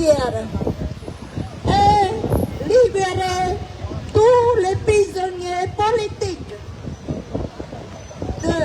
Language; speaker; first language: French; non-native, fluent; Khmer